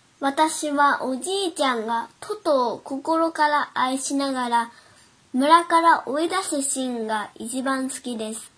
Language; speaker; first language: Japanese; non-native, learner; Chinese